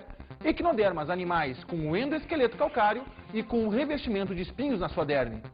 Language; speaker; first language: Portuguese; native; Portuguese